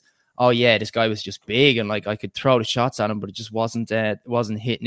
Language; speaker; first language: English; native; English